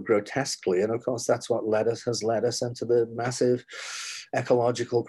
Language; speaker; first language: English; native; English